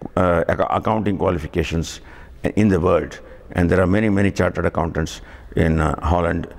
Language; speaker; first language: English; non-native, local second language; Tamil